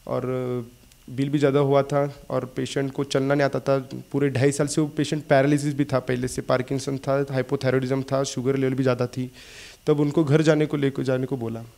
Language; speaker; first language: Hindi; non-native, local second language; Marathi